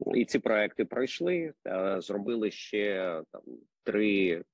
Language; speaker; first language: Ukrainian; non-native, local second language; Russian